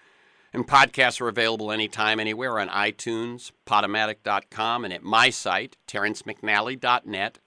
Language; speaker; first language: English; native; English